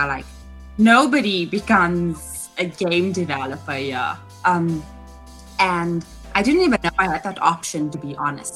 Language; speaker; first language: English; native; English